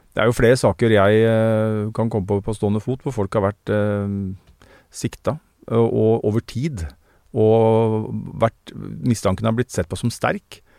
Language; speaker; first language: Norwegian; native; Norwegian